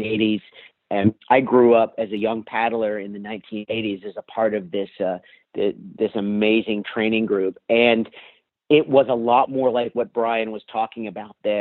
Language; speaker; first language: English; native; English